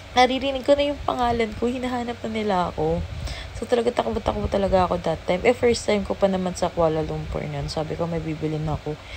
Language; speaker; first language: Filipino; native; Filipino